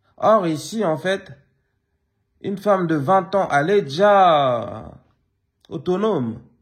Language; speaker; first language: French; early bilingual, other home language; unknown